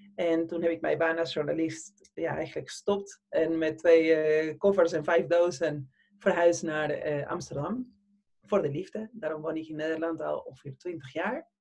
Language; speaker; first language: Dutch; non-native, fluent; Spanish